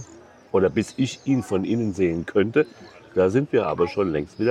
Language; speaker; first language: German; native; German